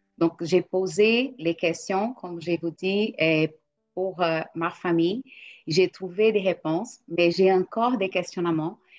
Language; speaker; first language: French; non-native, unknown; Portuguese